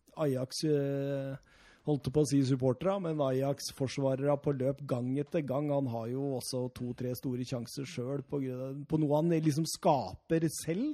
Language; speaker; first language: Norwegian; native; Norwegian